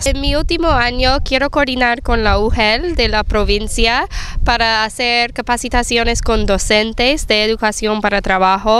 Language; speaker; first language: Spanish; non-native, fluent; English